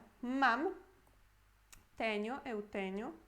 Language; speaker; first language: Portuguese; non-native, fluent; Polish